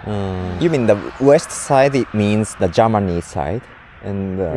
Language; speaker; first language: English; non-native, learner; Japanese